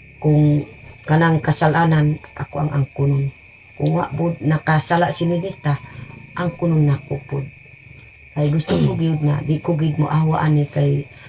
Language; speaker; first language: Cebuano; non-native, local second language; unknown